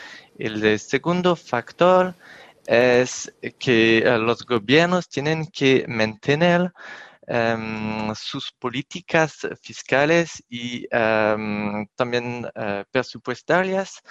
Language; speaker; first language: Spanish; non-native, fluent; French